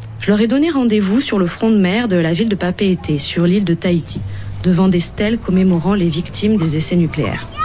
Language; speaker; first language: French; native; French